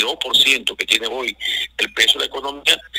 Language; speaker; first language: Spanish; native; Spanish